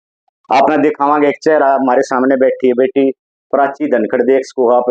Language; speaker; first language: Hindi; native; Hindi